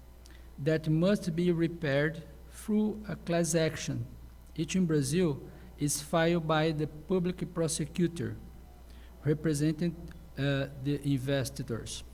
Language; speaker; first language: English; non-native, learner; Portuguese